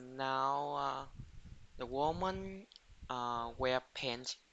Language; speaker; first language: English; non-native, learner; Vietnamese